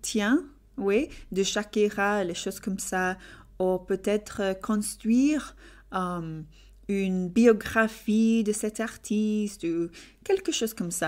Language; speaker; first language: French; non-native, learner; English